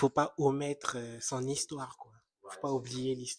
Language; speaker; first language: French; native; French